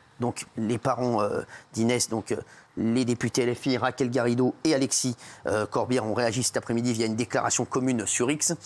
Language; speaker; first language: French; native; French